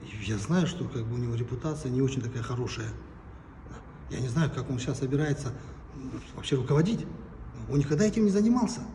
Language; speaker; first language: Russian; non-native, local second language; Kazakh